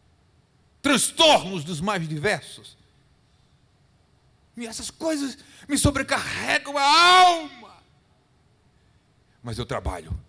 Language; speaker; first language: Portuguese; native; Portuguese